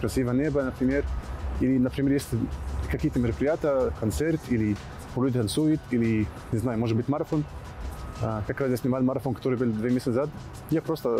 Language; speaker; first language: Russian; non-native, fluent; Arabic